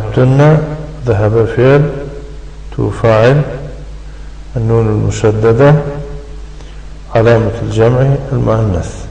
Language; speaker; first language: Arabic; non-native, fluent; Tajik